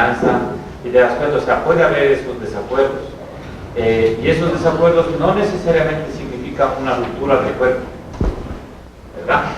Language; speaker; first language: Spanish; native; Spanish